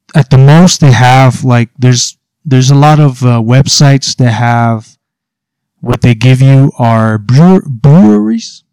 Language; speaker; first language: English; early bilingual, other home language; Spanish